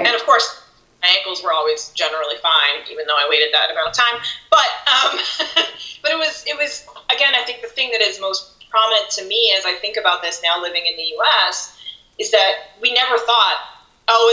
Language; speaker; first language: English; native; English